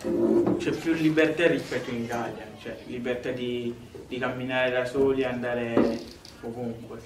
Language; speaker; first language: Italian; early bilingual, other home language; Lingala